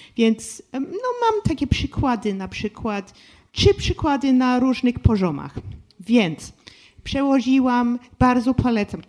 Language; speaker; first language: Polish; non-native, fluent; English